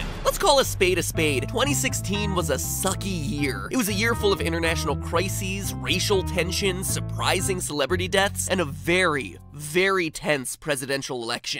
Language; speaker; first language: English; native; English